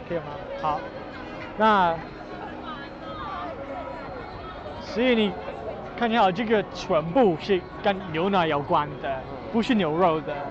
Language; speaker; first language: Chinese; non-native, learner; English